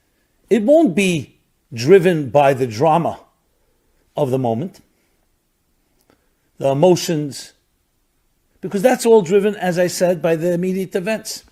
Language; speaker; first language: English; native; English